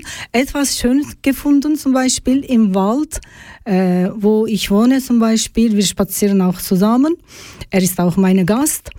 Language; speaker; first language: German; non-native, learner; Turkish